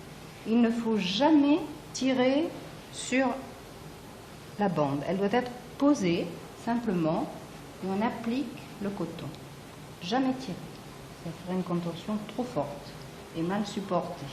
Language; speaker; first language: French; native; French